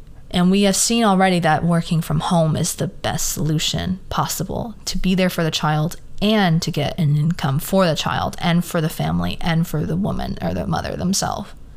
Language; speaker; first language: English; early bilingual, other home language; Spanish